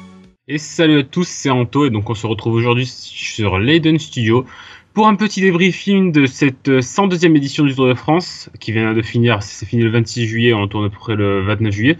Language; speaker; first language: French; native; French